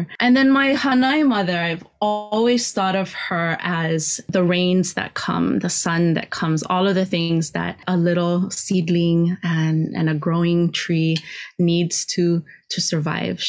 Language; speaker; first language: English; native; English